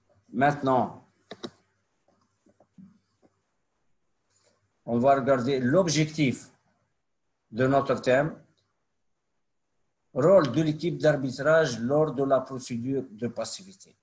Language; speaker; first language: French; non-native, local second language; Arabic